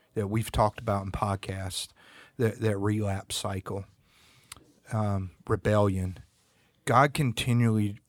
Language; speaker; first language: English; native; English